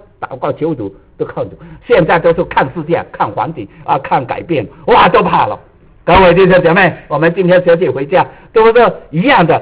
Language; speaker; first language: Chinese; native; Chinese